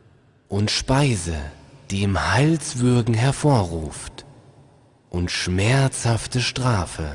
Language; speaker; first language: German; native; German